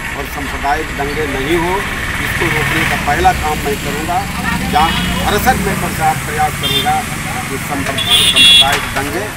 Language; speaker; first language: Hindi; native; Hindi